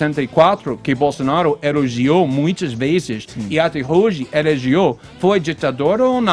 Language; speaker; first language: Portuguese; non-native, fluent; English